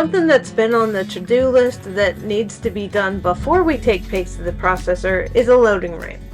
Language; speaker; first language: English; native; English